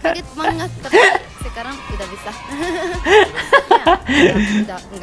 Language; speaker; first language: Indonesian; non-native, learner; Japanese